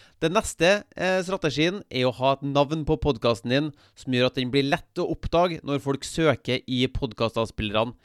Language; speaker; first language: Norwegian; native; Norwegian